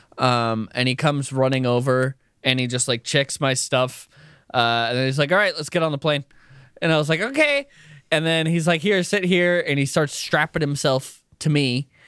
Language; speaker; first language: English; native; English